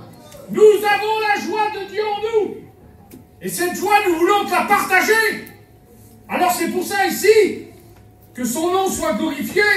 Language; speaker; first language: French; native; French